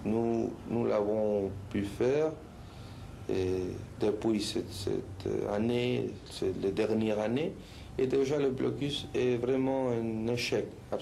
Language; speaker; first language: French; non-native, learner; Spanish